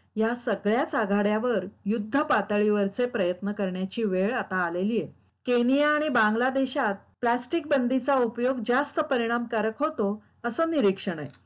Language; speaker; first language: Marathi; native; Marathi